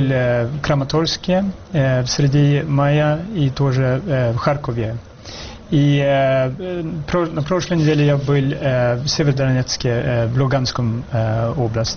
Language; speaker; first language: Ukrainian; non-native, learner; Swedish